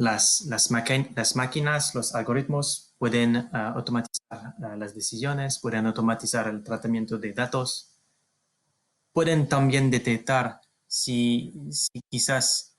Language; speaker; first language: Spanish; non-native, fluent; French